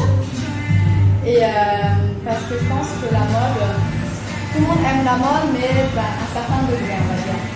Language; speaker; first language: French; early bilingual, other home language; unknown